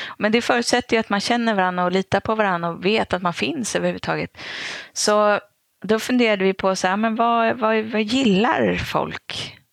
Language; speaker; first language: Swedish; native; Swedish